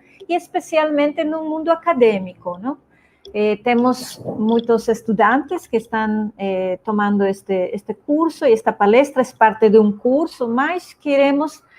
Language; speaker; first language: Portuguese; non-native, fluent; Spanish